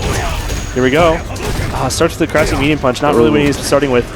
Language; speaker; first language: English; native; English